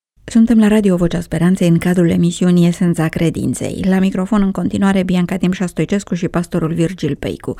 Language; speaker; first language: Romanian; native; Romanian